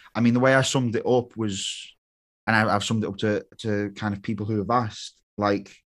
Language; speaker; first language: English; native; English